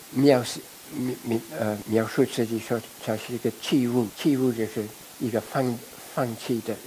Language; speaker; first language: Chinese; non-native, fluent; English